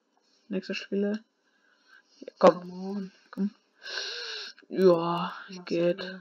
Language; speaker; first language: German; native; German